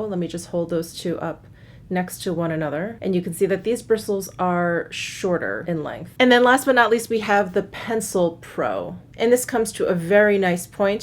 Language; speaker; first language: English; native; English